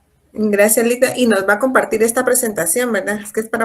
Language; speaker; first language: Spanish; native; Spanish